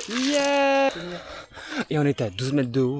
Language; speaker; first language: French; native; French